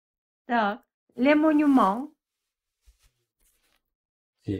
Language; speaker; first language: French; non-native, fluent; Russian